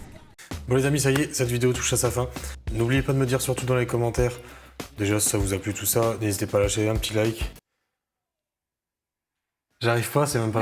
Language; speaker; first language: French; native; French